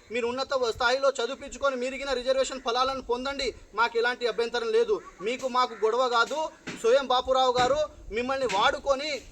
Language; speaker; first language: Telugu; non-native, local second language; Lambadi